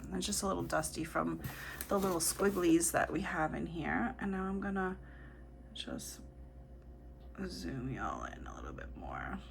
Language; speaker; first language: English; native; English